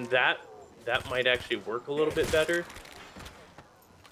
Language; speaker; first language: English; native; English